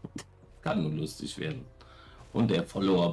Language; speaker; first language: German; native; German